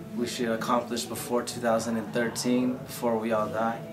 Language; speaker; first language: English; native; English